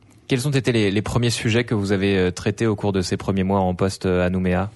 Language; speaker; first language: French; native; French